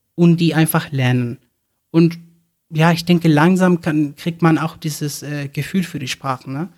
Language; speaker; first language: German; non-native, fluent; Spanish